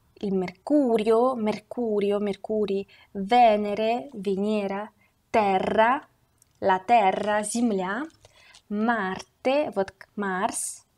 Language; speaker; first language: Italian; non-native, fluent; Russian